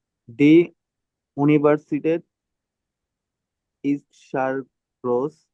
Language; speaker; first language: German; non-native, learner; Bangla